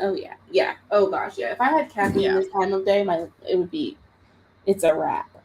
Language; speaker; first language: English; native; English